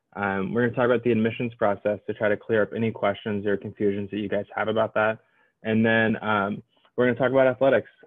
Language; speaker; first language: English; native; English